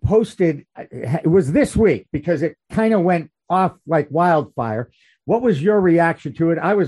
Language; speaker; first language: English; native; English